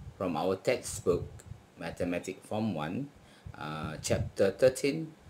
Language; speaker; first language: English; non-native, local second language; Malay